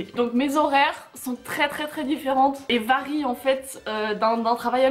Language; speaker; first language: French; native; French